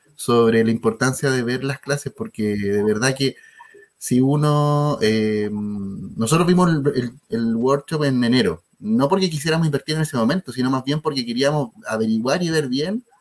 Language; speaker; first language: Spanish; native; Spanish